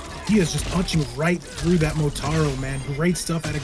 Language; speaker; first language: English; native; English